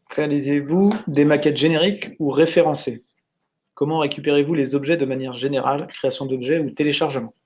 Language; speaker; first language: French; native; French